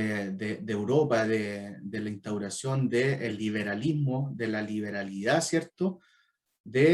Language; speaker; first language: Spanish; native; Spanish